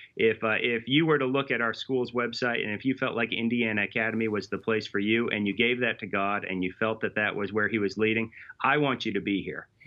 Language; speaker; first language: English; native; English